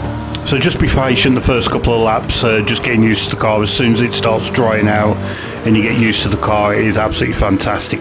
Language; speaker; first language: English; native; English